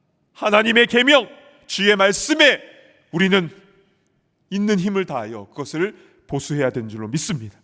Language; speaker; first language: Korean; native; Korean